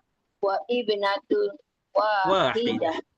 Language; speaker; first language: Arabic; non-native, learner; Malay